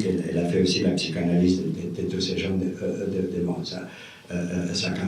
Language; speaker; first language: French; non-native, fluent; Romanian